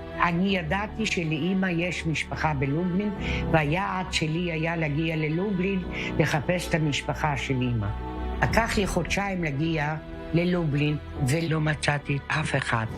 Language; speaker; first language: Hebrew; early bilingual, other home language; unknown